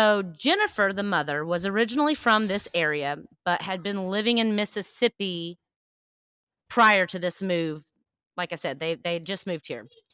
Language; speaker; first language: English; native; English